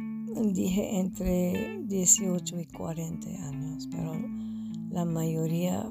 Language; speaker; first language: Spanish; non-native, fluent; English